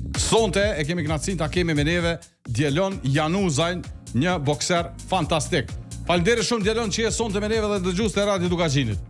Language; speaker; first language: Albanian; native; Albanian